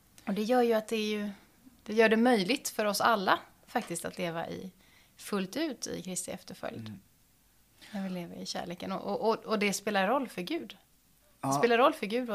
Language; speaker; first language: Swedish; native; Swedish